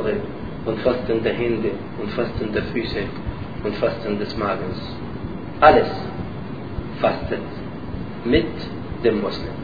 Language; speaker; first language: German; non-native, learner; Arabic